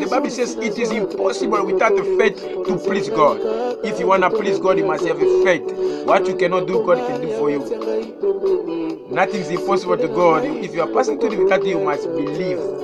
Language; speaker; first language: English; non-native, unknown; Lingala